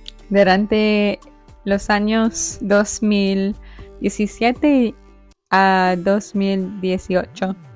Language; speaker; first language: Spanish; non-native, fluent; English